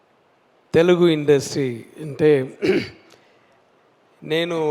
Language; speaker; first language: Telugu; non-native, learner; Tamil